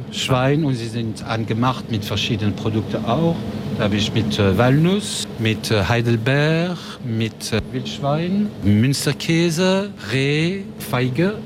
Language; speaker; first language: German; non-native, local second language; French